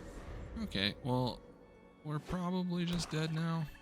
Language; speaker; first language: English; native; English